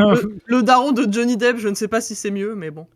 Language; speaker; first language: French; native; French